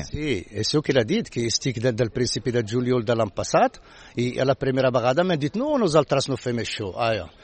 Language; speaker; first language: Catalan; non-native, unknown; Arabic